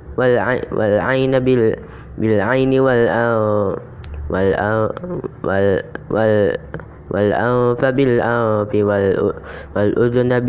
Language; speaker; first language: Arabic; non-native, learner; Indonesian